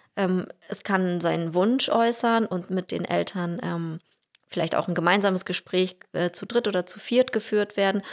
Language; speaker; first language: German; early bilingual, heritage; Russian